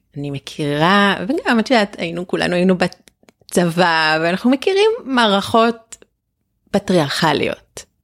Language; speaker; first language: Hebrew; native; Hebrew